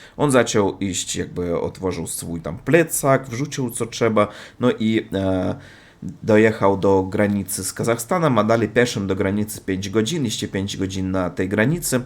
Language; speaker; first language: Polish; non-native, learner; Russian